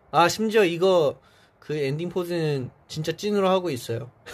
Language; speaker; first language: Korean; early bilingual, heritage; Korean